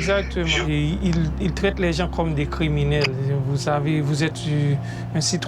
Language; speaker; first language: French; non-native, local second language; Haitian Creole